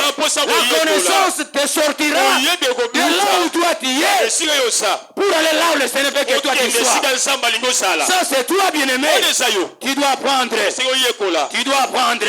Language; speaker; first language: French; non-native, local second language; Lingala